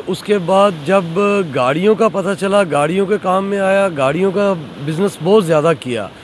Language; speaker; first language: Urdu; non-native, local second language; Punjabi